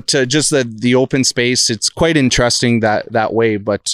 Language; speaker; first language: English; non-native, fluent; French